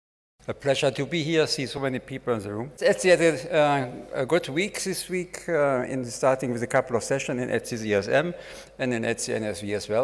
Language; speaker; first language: English; non-native, fluent; German